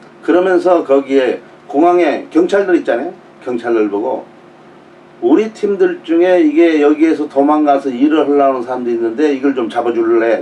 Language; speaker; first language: Korean; native; Korean